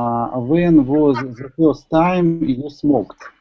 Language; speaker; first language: English; non-native, learner; Russian